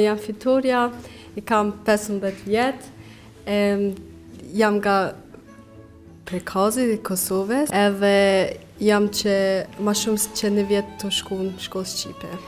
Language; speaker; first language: Albanian; early bilingual, other home language; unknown